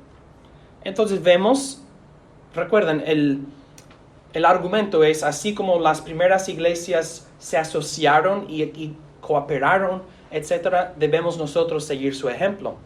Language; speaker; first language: Spanish; non-native, fluent; English